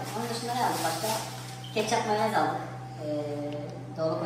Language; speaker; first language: Turkish; native; Turkish